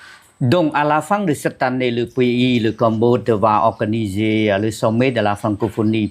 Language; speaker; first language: French; non-native, fluent; Khmer